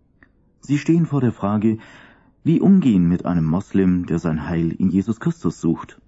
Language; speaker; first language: German; native; German